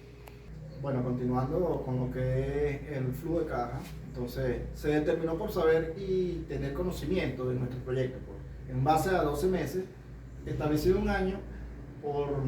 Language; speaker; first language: Spanish; native; Spanish